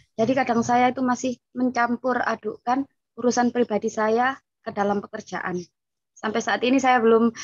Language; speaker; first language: Indonesian; native; Indonesian